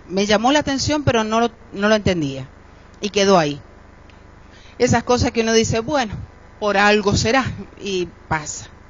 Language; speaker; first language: Spanish; native; Spanish